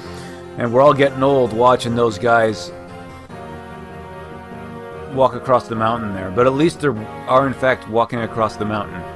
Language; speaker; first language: English; native; English